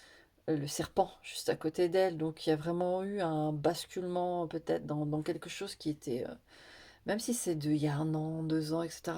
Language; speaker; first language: French; native; French